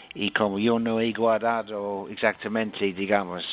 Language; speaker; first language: Spanish; non-native, fluent; English